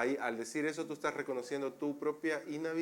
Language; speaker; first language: Spanish; native; Spanish